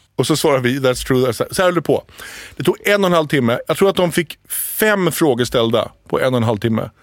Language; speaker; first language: Swedish; native; Swedish